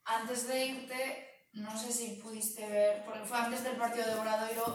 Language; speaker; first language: Spanish; native; Spanish